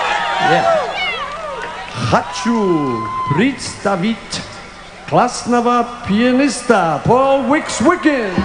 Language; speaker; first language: Russian; non-native, learner; English